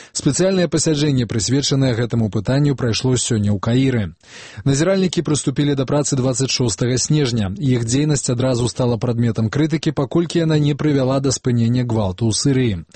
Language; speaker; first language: Belarusian; native; Belarusian